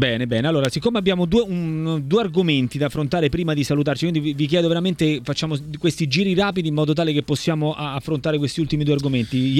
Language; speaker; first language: Italian; native; Italian